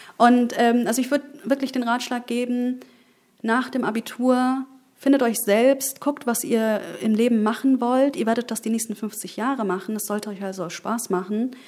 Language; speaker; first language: German; early bilingual, other home language; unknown